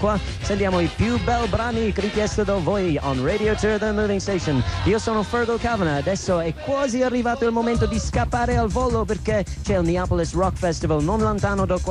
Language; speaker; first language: Italian; non-native, fluent; English